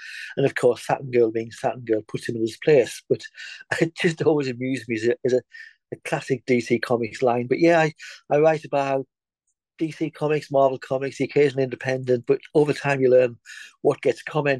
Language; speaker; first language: English; native; English